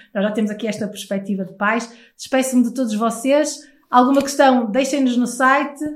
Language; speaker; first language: Portuguese; native; Portuguese